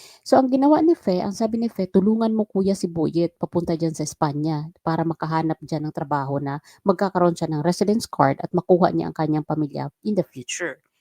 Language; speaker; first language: Filipino; non-native, local second language; Waray